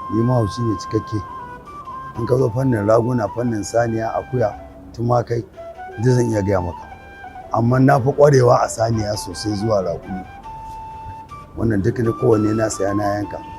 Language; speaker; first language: Hausa; native; Hausa